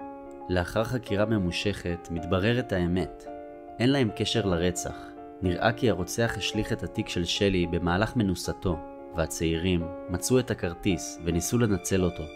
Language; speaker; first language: Hebrew; native; Hebrew